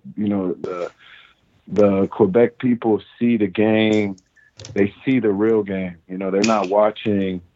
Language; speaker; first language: English; native; English